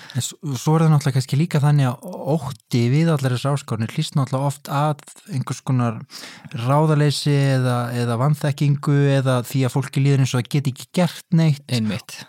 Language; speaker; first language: Icelandic; native; Icelandic